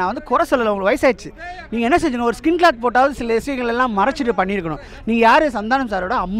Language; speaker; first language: Tamil; native; Tamil